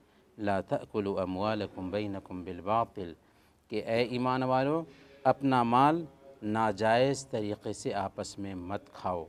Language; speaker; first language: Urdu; native; Urdu